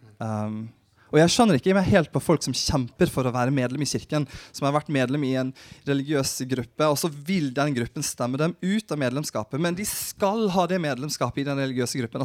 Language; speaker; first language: Norwegian; early bilingual, heritage; Norwegian